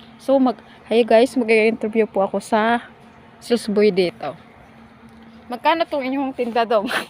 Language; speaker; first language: Filipino; non-native, local second language; Cebuano